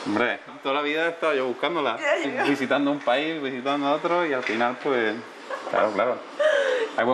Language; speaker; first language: Spanish; native; Spanish